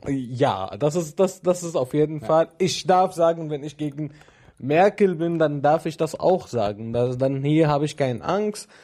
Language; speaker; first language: German; non-native, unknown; Arabic